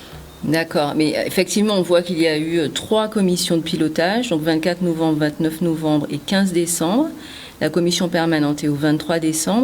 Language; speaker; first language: French; native; French